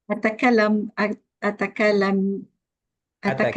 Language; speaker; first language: Arabic; non-native, learner; Malay